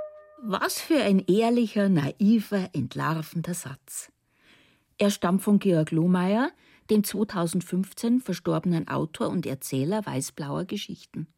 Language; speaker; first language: German; native; German